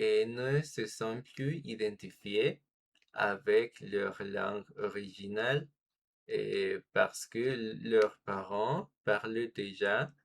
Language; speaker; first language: French; non-native, fluent; Spanish